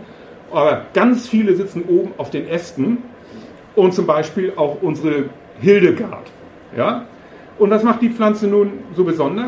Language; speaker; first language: German; native; German